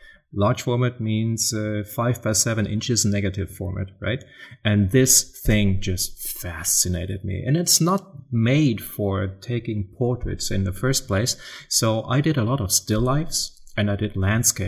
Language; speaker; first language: English; non-native, fluent; German